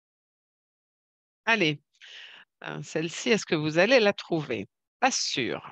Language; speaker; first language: French; native; French